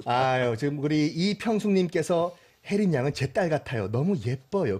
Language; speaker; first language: Korean; native; Korean